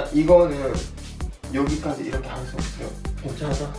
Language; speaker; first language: Korean; non-native, learner; Japanese